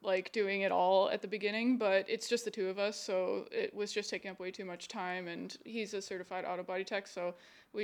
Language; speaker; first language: English; native; English